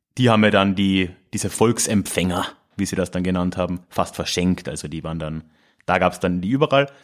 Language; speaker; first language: German; native; German